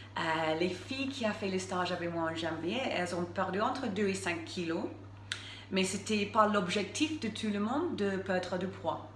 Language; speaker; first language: French; non-native, fluent; English